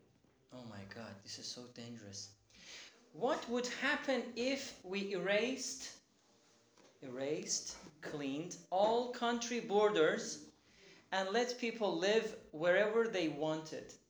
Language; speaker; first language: English; non-native, fluent; Turkish